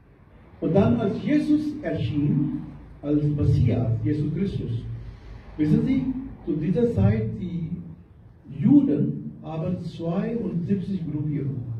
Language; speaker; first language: German; non-native, fluent; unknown